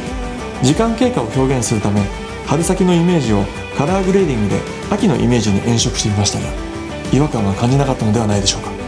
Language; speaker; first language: Japanese; native; Japanese